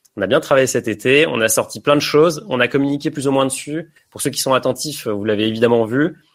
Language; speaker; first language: French; native; French